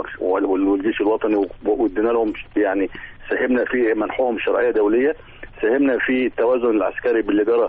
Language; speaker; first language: Arabic; native; Arabic